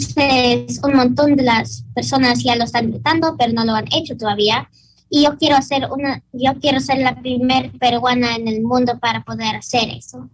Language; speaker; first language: Spanish; early bilingual, heritage; Spanish